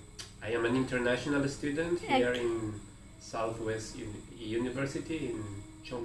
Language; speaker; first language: English; non-native, fluent; Spanish